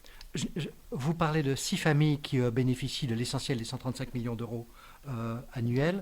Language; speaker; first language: French; native; French